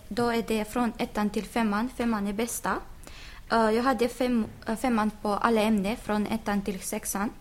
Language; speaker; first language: Swedish; non-native, learner; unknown